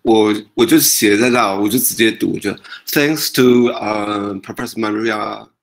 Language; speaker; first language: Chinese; native; Chinese